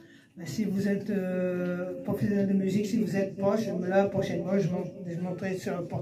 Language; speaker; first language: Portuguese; early bilingual, heritage; Portuguese